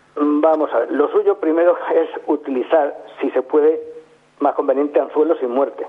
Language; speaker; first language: Spanish; native; Spanish